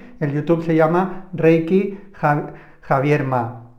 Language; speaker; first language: Spanish; native; Spanish